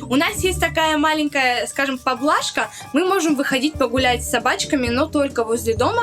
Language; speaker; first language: Russian; early bilingual, other home language; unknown